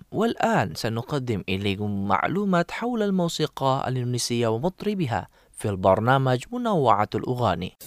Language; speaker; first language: Arabic; non-native, fluent; Indonesian